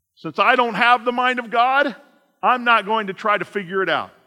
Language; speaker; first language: English; native; English